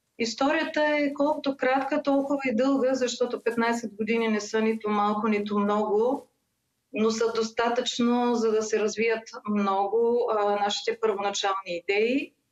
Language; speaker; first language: Bulgarian; native; Bulgarian